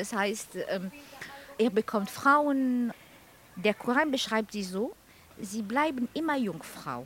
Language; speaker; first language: German; non-native, fluent; Arabic